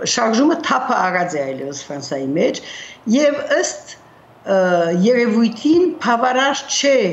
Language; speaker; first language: Armenian; early bilingual, heritage; Armenian